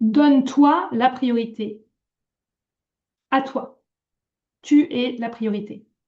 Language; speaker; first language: French; native; French